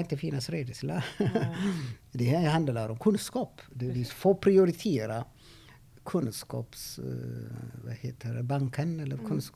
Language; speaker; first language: Swedish; non-native, fluent; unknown